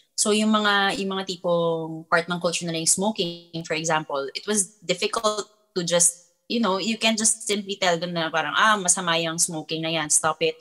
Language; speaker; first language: English; non-native, local second language; Filipino